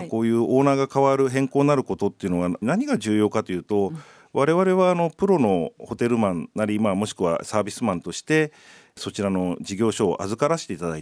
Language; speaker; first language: Japanese; native; Japanese